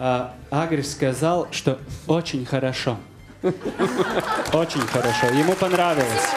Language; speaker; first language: Russian; non-native, local second language; Latvian